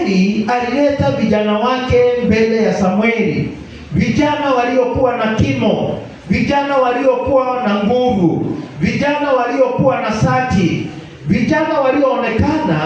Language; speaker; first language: Swahili; non-native, local second language; Kikuyu